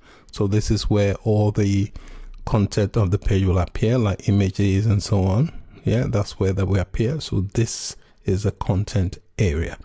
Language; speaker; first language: English; native; English